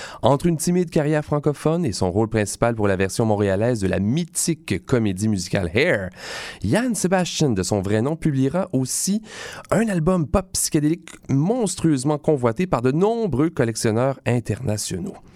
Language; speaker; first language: French; native; French